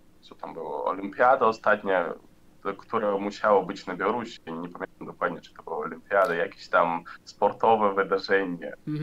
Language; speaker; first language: Polish; non-native, learner; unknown